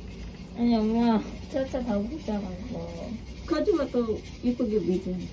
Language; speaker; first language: Korean; non-native, learner; Filipino